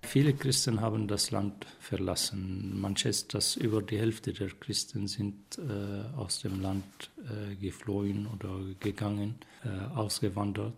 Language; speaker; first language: German; non-native, fluent; Arabic